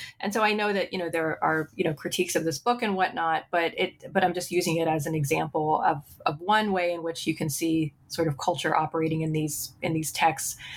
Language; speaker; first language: English; native; English